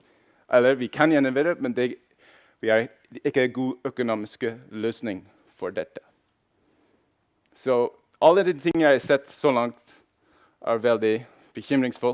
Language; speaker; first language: Norwegian; non-native, fluent; English